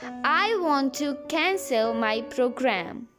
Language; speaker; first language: English; non-native, local second language; Hindi